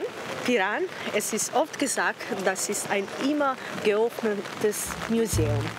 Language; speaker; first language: German; non-native, learner; Slovenian